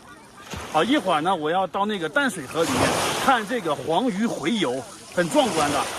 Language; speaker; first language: Chinese; native; Chinese